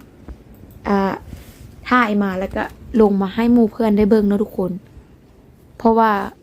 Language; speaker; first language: Thai; non-native, local second language; Lao